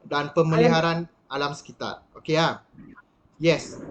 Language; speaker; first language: Malay; non-native, local second language; Tamil